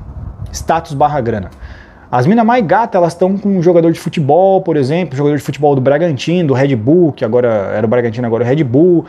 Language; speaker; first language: Portuguese; native; Portuguese